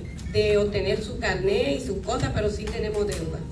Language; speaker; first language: Spanish; native; Spanish